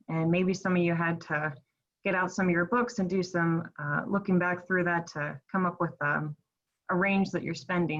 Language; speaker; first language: English; native; English